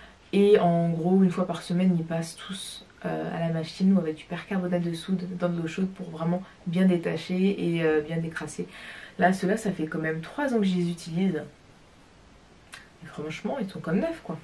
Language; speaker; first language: French; native; French